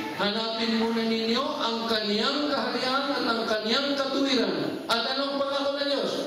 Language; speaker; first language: Filipino; non-native, local second language; Cebuano